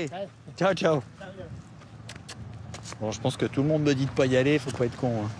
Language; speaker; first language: French; native; French